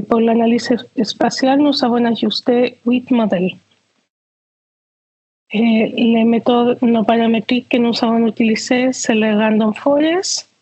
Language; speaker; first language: French; non-native, fluent; Spanish